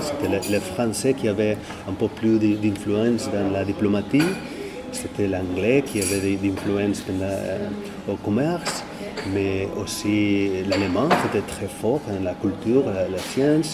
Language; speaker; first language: French; non-native, fluent; Catalan